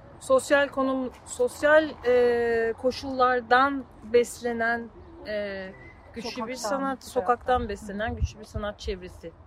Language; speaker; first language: Turkish; native; Turkish